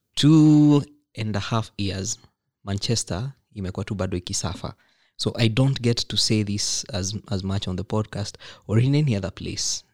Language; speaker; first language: English; non-native, local second language; Kikuyu